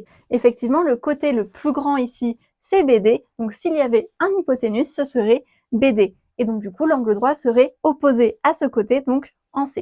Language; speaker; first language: French; native; French